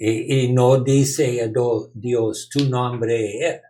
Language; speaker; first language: Spanish; non-native, learner; English